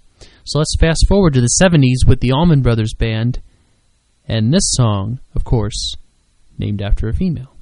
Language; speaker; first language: English; native; English